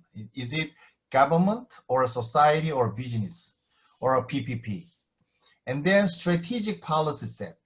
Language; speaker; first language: English; non-native, fluent; Korean